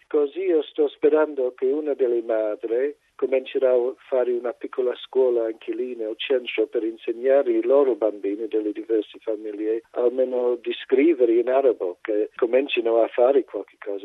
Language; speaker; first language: Italian; non-native, fluent; English